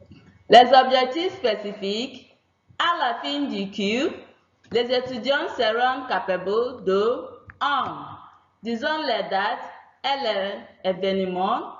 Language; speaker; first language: French; non-native, fluent; Igbo